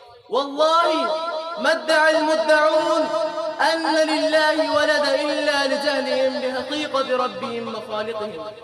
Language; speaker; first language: Arabic; non-native, fluent; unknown